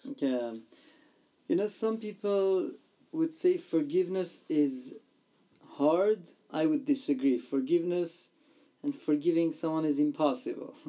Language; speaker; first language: English; non-native, fluent; Armenian